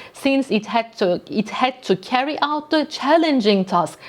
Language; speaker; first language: English; non-native, fluent; Turkish